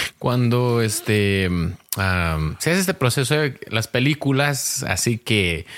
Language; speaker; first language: Spanish; early bilingual, heritage; Spanish